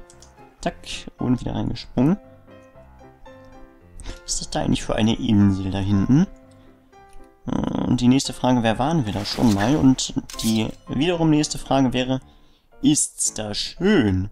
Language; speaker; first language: German; native; German